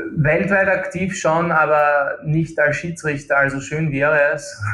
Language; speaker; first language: German; native; German